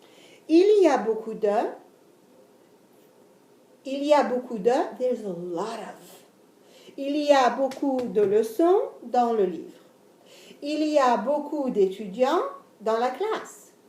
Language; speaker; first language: French; non-native, fluent; English